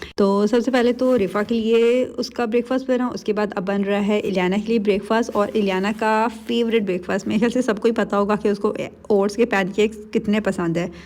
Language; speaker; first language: Urdu; native; Urdu